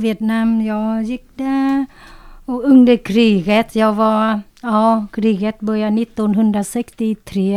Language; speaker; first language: Swedish; non-native, learner; Vietnamese